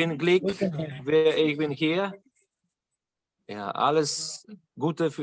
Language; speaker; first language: German; non-native, learner; Turkish